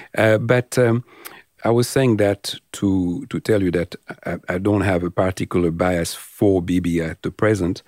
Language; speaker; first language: English; non-native, fluent; French